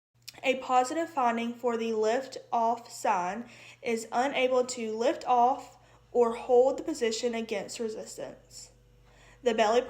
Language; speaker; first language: English; native; English